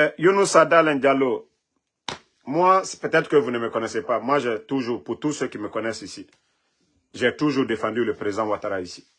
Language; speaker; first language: French; non-native, local second language; Mandingo